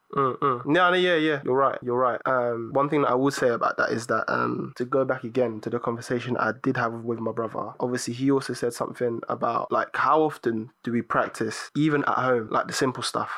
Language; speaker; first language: English; early bilingual, other home language; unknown